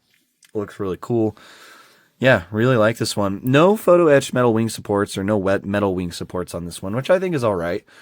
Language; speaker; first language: English; native; English